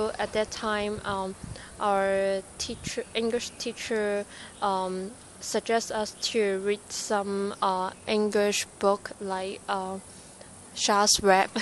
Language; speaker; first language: English; non-native, learner; Cantonese